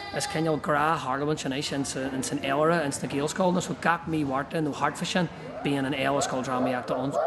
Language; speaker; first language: Irish; non-native, local second language; English